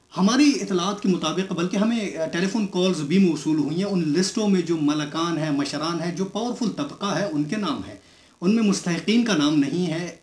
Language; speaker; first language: Urdu; native; Urdu